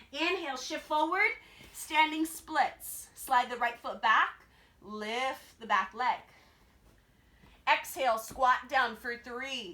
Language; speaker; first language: English; native; English